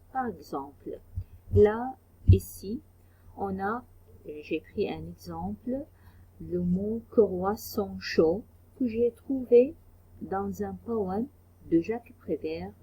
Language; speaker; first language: French; non-native, fluent; Arabic